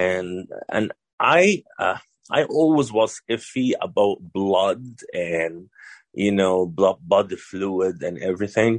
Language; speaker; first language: English; non-native, fluent; Arabic